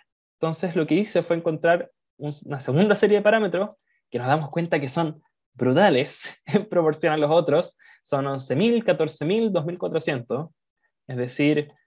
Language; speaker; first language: Spanish; native; Spanish